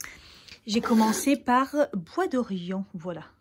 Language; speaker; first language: French; native; French